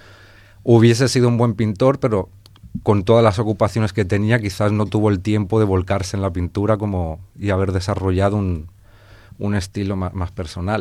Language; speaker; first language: Spanish; native; Spanish